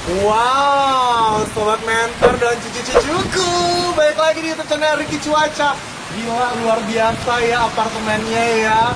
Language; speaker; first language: Indonesian; native; Indonesian